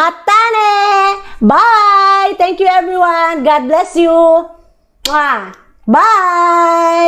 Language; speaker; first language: English; non-native, local second language; Filipino